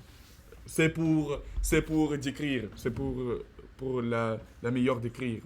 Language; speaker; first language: French; non-native, learner; Russian